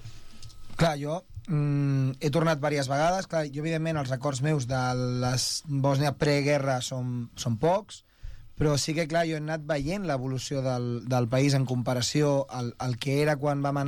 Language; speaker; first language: Catalan; early bilingual, other home language; Bosnian